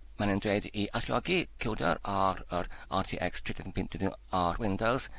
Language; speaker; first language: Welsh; non-native, learner; Polish